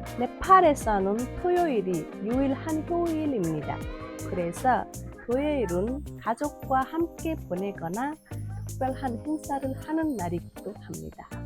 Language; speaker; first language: Korean; non-native, fluent; Nepali